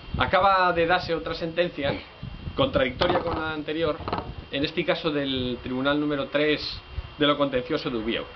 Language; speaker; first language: Asturian; native; Asturian